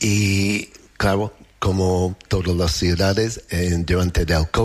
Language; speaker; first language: Spanish; non-native, learner; English